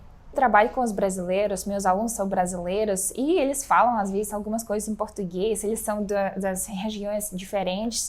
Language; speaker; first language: Portuguese; non-native, fluent; Russian